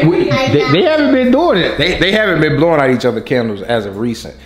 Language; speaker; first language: English; native; English